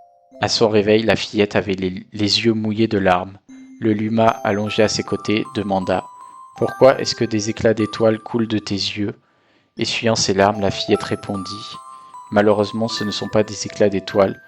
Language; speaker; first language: French; native; French